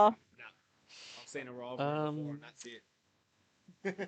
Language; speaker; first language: English; native; English